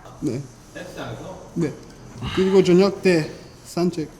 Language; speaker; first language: Korean; non-native, fluent; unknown